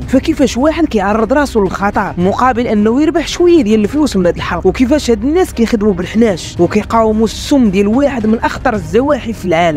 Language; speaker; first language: Arabic; native; Arabic